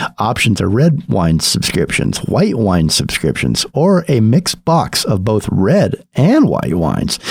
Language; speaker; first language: English; native; English